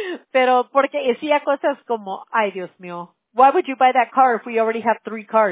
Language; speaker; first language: English; early bilingual, other home language; Spanish